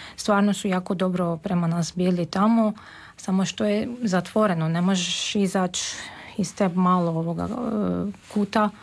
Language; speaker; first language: Serbian; non-native, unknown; Armenian